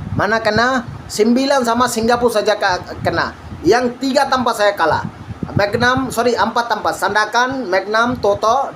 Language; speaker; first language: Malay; non-native, learner; Bangla